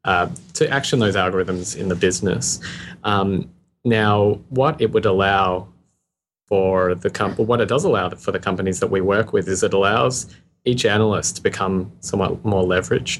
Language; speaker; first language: English; native; English